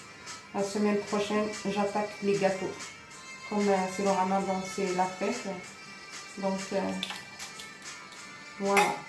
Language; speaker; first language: French; non-native, local second language; Arabic